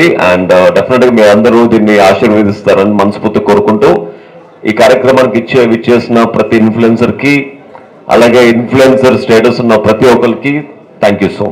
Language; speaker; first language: Telugu; native; Telugu